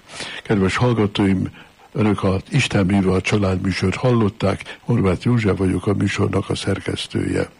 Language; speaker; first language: Hungarian; native; Hungarian